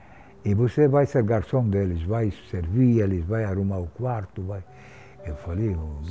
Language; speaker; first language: Portuguese; non-native, fluent; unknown